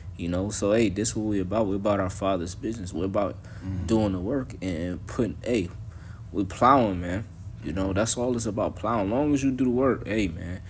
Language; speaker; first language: English; native; English